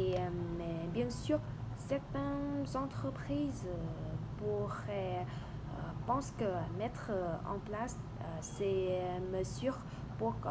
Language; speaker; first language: French; non-native, learner; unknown